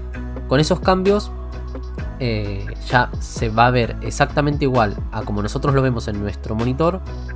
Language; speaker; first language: Spanish; native; Spanish